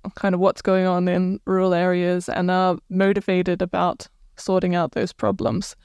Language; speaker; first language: English; non-native, fluent; Croatian